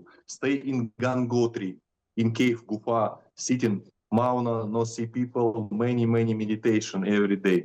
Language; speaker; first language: English; non-native, learner; Russian